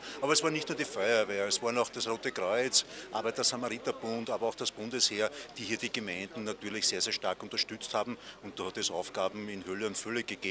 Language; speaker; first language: German; native; German